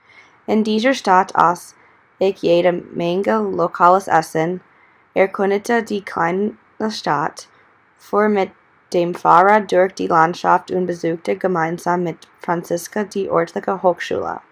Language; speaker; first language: German; non-native, learner; English